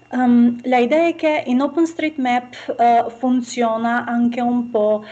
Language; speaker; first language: Italian; non-native, fluent; Albanian